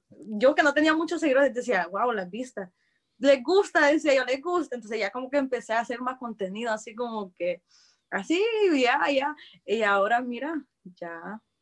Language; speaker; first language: Spanish; native; Spanish